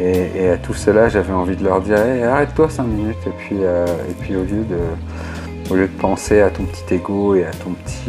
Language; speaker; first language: French; native; French